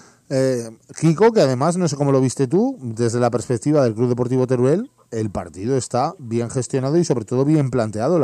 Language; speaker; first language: Spanish; native; Spanish